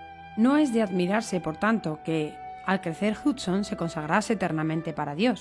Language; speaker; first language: Spanish; native; Spanish